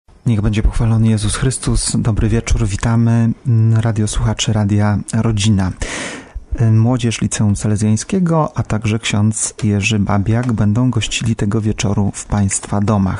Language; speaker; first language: Polish; native; Polish